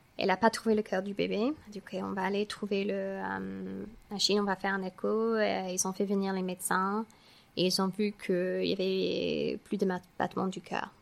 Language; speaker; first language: French; non-native, fluent; English